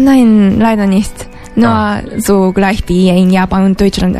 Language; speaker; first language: German; non-native, learner; Japanese